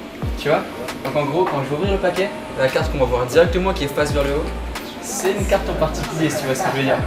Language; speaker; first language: French; native; French